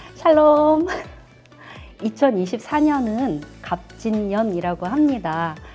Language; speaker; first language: Korean; native; Korean